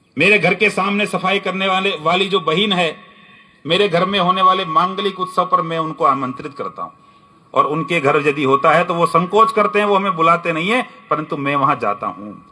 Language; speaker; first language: Hindi; native; Hindi